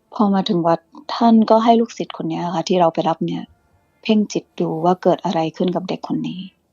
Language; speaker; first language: Thai; early bilingual, other home language; English